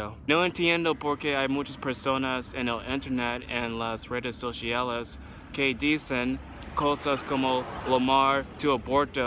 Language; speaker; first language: Spanish; non-native, learner; English